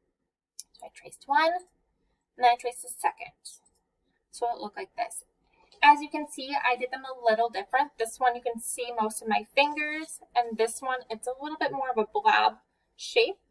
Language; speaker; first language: English; native; English